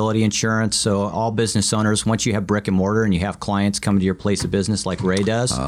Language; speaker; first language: English; early bilingual, other home language; Vietnamese